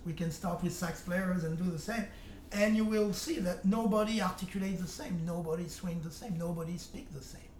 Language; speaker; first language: English; non-native, fluent; French